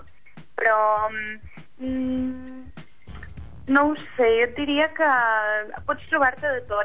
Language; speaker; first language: Catalan; native; Catalan